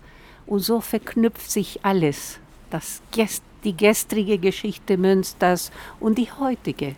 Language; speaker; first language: German; non-native, fluent; Spanish